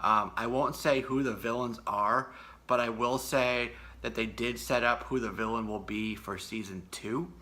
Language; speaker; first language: English; native; English